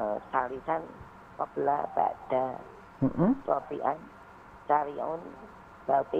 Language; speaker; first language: Arabic; non-native, learner; Indonesian